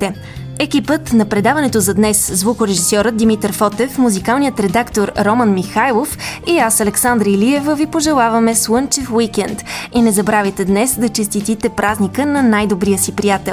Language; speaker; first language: Bulgarian; native; Bulgarian